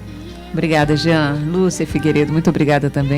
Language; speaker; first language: Portuguese; native; Portuguese